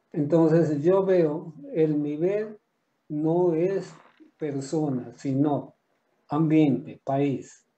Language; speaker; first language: Spanish; non-native, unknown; Japanese